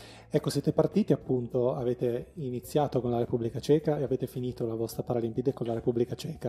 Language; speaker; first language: Italian; native; Italian